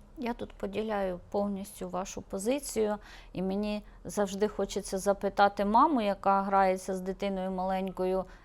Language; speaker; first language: Ukrainian; native; Ukrainian